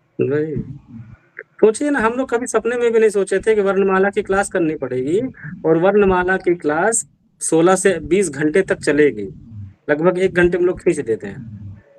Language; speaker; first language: Hindi; native; Hindi